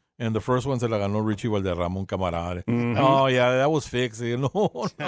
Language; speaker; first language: English; early bilingual, other home language; Spanish